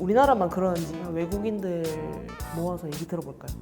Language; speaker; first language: Korean; native; Korean